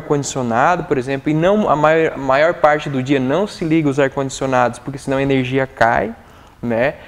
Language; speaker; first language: Portuguese; native; Portuguese